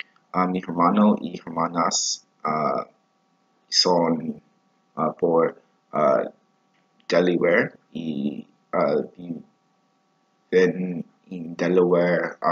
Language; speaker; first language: Spanish; non-native, learner; English